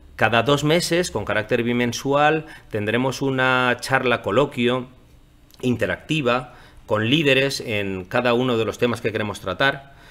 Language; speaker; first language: Spanish; non-native, local second language; Catalan